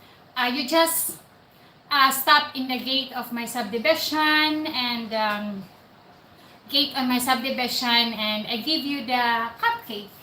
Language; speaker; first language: English; non-native, local second language; Cebuano